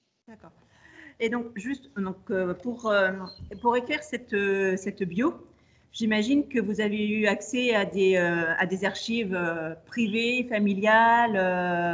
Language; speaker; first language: French; native; French